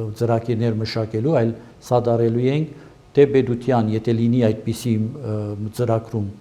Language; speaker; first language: Armenian; early bilingual, heritage; Armenian